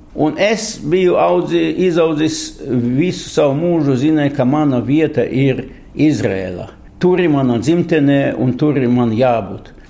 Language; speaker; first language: Latvian; non-native, local second language; Russian